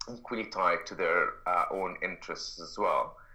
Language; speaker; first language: English; non-native, fluent; Arabic